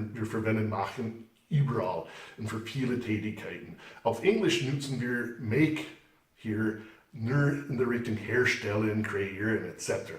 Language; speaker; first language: German; non-native, fluent; English